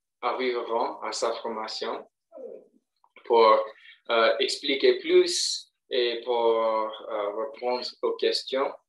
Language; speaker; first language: French; non-native, fluent; English